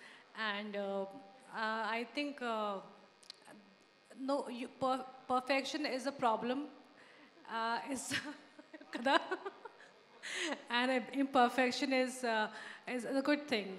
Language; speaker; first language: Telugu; non-native, learner; Hindi